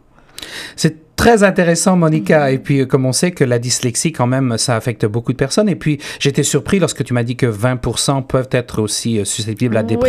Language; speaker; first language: French; native; French